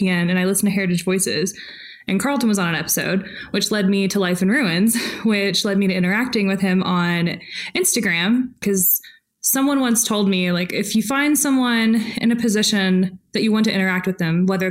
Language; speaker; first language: English; native; English